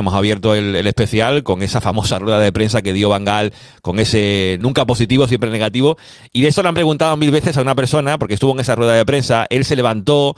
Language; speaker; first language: Spanish; native; Spanish